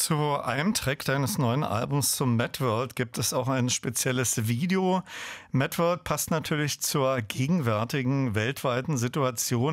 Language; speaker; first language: German; native; German